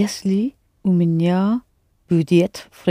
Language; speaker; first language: Russian; non-native, learner; English